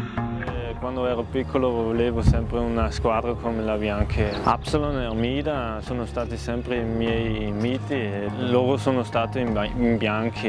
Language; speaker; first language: Italian; non-native, local second language; German